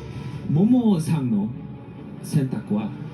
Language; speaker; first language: Japanese; non-native, fluent; Korean